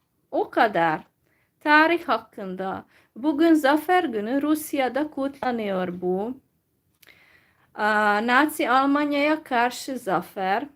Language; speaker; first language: Turkish; non-native, fluent; Hungarian